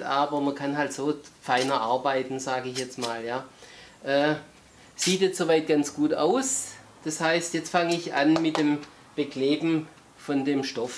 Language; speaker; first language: German; native; German